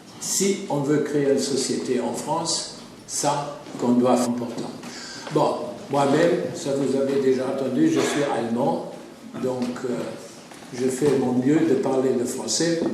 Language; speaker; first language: French; non-native, fluent; German